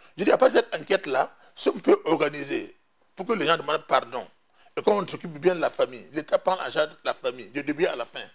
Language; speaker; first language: French; non-native, local second language; Mossi